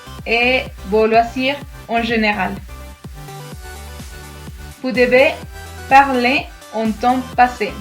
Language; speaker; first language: French; non-native, fluent; Spanish